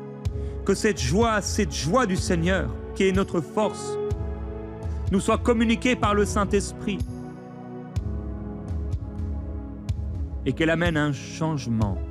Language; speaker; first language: French; native; French